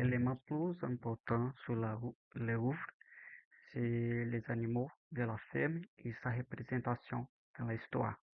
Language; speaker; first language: French; non-native, learner; Portuguese